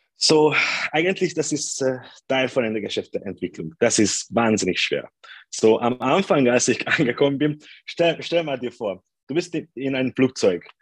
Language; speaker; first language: German; non-native, fluent; Hungarian